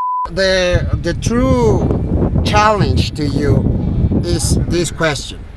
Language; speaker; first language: English; non-native, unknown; Spanish